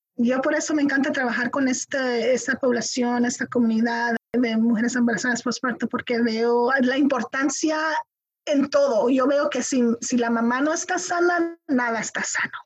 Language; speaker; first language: Spanish; early bilingual, heritage; Spanish